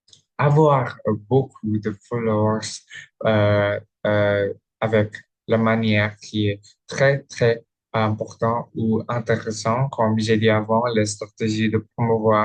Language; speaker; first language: French; non-native, learner; Indonesian